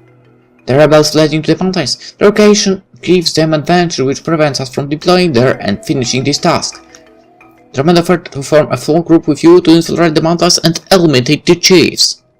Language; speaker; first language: English; non-native, fluent; Polish